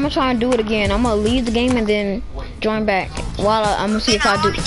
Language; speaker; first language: English; native; English